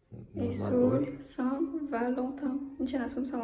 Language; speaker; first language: Armenian; early bilingual, heritage; Armenian